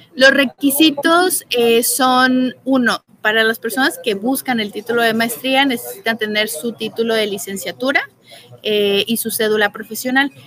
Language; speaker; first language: Spanish; native; Spanish